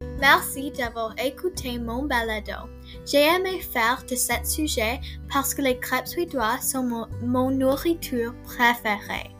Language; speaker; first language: French; non-native, learner; English